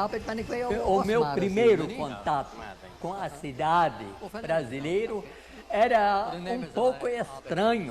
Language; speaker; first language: Portuguese; non-native, local second language; Low German